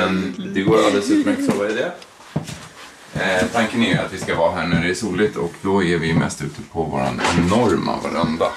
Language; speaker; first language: Swedish; native; Swedish